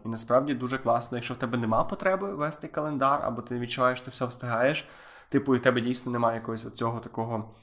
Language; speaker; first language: Ukrainian; native; Ukrainian